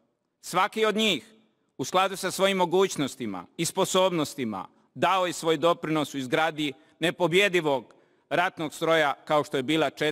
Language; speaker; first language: Bosnian; native; Bosnian